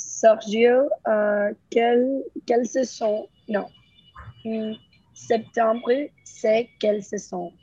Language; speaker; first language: French; non-native, learner; Spanish